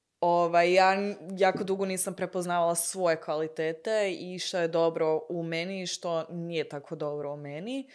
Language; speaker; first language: Croatian; early bilingual, heritage; Croatian